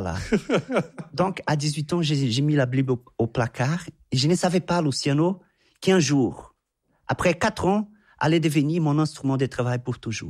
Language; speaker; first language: French; non-native, fluent; Portuguese